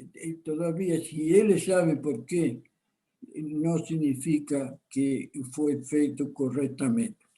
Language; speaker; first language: Portuguese; non-native, fluent; Spanish